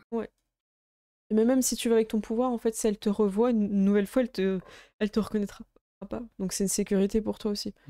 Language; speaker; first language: French; native; French